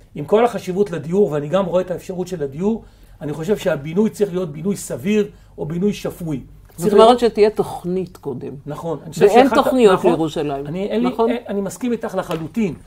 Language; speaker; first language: Hebrew; native; Hebrew